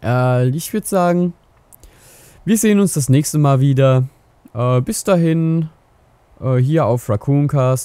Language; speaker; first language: German; native; German